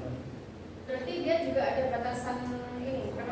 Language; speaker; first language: Indonesian; native; Indonesian